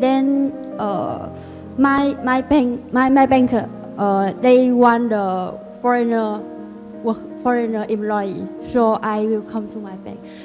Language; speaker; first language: English; non-native, learner; Vietnamese